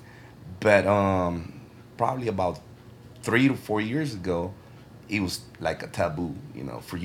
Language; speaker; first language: English; early bilingual, other home language; Spanish